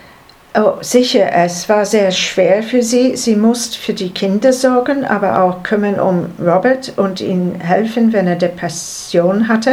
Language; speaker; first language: German; non-native, learner; English